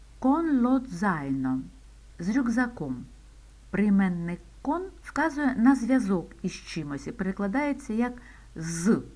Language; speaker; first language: Ukrainian; native; Ukrainian